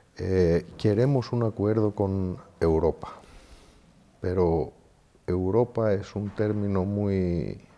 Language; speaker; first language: Spanish; non-native, fluent; Greek